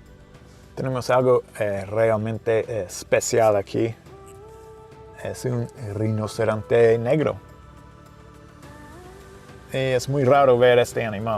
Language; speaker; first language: Spanish; non-native, fluent; English